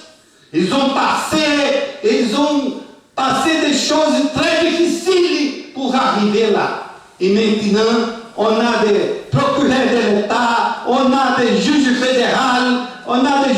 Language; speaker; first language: French; non-native, fluent; Portuguese